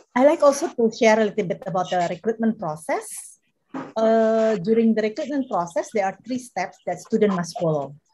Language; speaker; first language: English; non-native, fluent; Indonesian